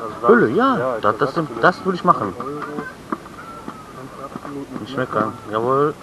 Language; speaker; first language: German; native; German